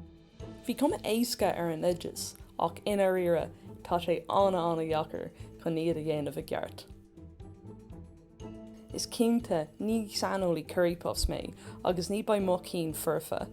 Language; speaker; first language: Irish; non-native, local second language; English